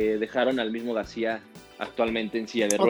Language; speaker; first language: Spanish; native; Spanish